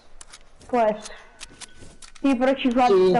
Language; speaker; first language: Italian; native; Italian